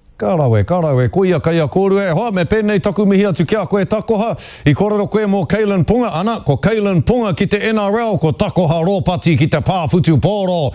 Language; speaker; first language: Māori; native; Māori